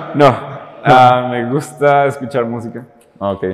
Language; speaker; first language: Spanish; native; Spanish